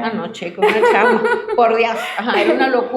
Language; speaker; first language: Spanish; native; Spanish